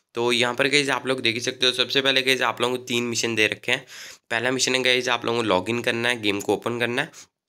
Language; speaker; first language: Hindi; native; Hindi